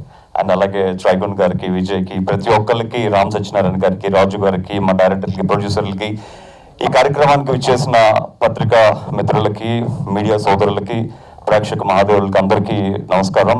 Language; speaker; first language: Telugu; native; Telugu